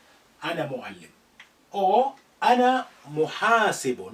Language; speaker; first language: Arabic; non-native, fluent; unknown